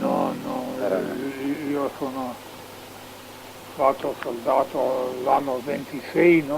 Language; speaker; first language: Italian; non-native, learner; Slovenian